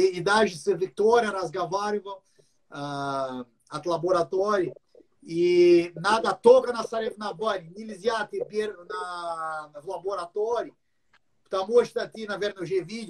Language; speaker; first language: Russian; non-native, learner; English